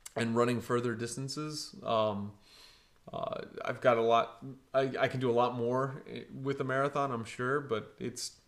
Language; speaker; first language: English; early bilingual, other home language; Portuguese